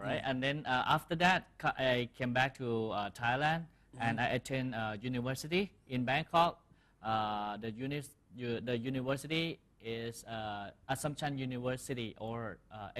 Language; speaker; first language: English; non-native, fluent; Thai